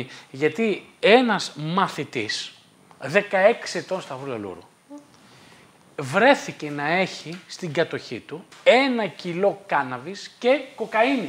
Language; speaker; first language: Greek; native; Greek